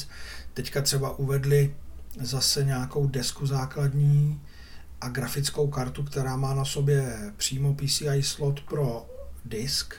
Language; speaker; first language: Czech; native; Czech